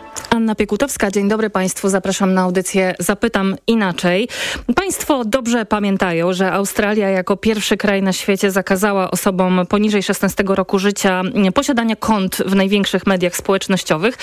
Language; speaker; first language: Polish; native; Polish